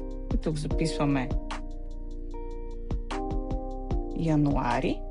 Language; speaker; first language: Bulgarian; native; Bulgarian